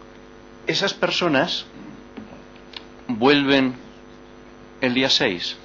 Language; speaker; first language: Spanish; native; Spanish